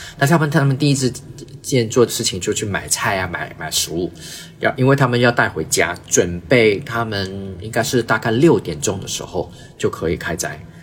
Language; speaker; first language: Chinese; early bilingual, heritage; Chinese